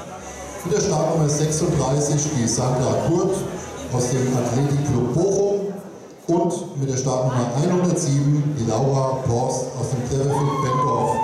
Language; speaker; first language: German; native; German